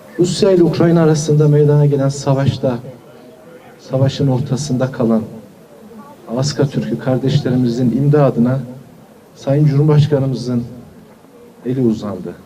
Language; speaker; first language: Turkish; native; Turkish